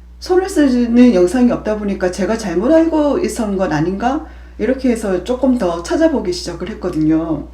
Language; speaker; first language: Korean; native; Korean